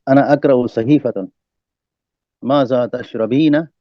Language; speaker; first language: Arabic; non-native, learner; Urdu